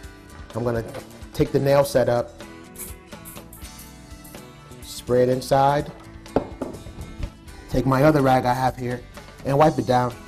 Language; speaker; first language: English; native; English